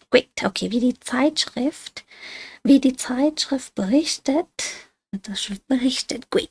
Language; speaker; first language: German; non-native, fluent; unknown